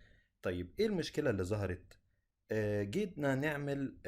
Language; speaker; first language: Arabic; native; Arabic